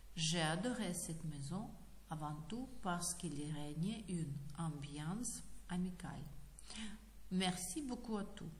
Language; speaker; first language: French; non-native, fluent; Ukrainian